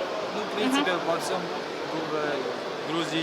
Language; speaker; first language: Russian; non-native, fluent; Georgian